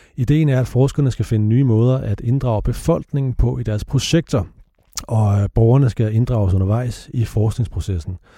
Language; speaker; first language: Danish; native; Danish